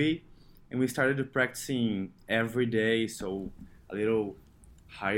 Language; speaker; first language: English; non-native, fluent; Portuguese